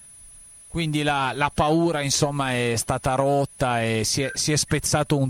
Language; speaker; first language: Italian; native; Italian